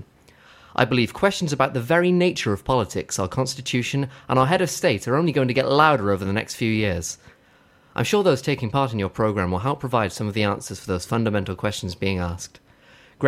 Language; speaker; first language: English; native; English